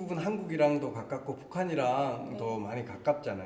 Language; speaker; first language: Korean; native; Korean